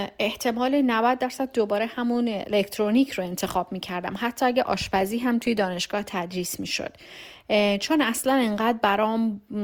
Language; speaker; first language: Persian; native; Persian